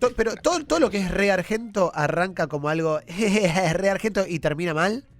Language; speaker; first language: Spanish; native; Spanish